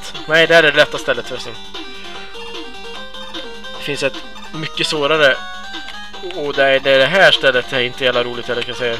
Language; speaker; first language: Swedish; native; Swedish